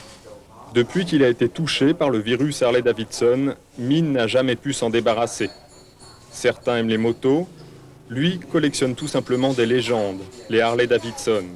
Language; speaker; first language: French; native; French